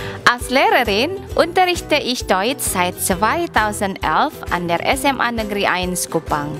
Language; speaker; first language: German; non-native, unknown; Indonesian